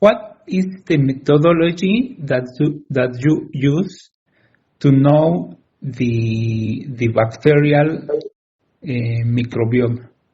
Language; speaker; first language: English; non-native, learner; Spanish